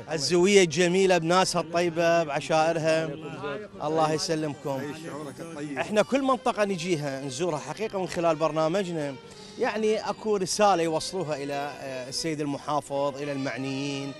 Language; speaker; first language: Arabic; native; Arabic